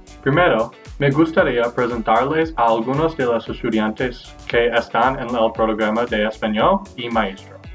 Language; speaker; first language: Spanish; non-native, learner; English